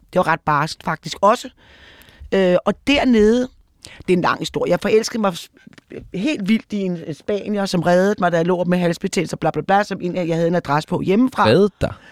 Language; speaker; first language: Danish; native; Danish